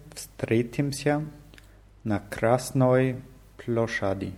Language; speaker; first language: Russian; non-native, learner; German